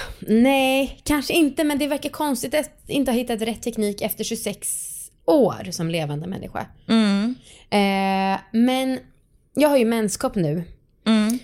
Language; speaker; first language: Swedish; native; Swedish